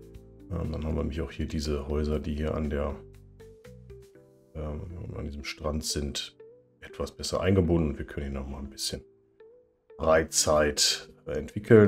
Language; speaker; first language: German; native; German